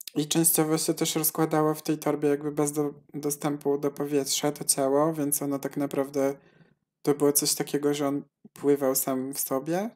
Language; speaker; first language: Polish; native; Polish